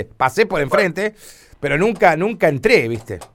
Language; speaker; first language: Spanish; native; Spanish